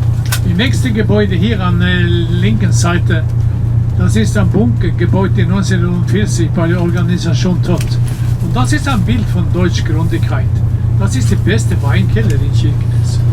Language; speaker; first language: German; non-native, learner; Norwegian